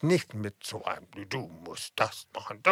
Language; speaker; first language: German; non-native, fluent; English